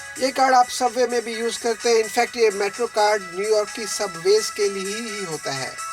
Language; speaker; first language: Urdu; native; Urdu